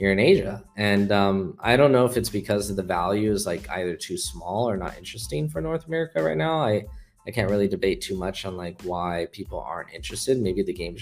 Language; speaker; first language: English; native; English